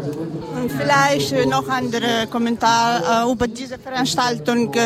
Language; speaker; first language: German; non-native, learner; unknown